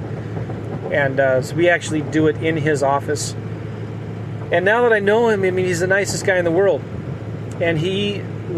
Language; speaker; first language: English; native; English